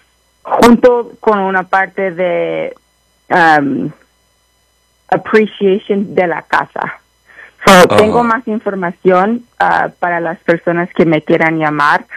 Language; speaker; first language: Spanish; early bilingual, heritage; Spanish